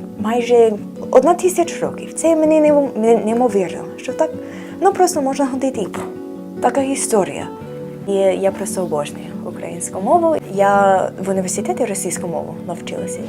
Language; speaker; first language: Ukrainian; non-native, learner; English